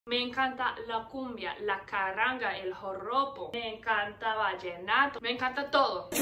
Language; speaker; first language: Spanish; non-native, fluent; English